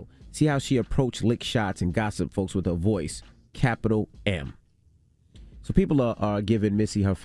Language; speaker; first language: English; native; English